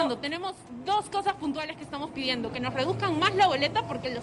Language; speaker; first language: Spanish; native; Spanish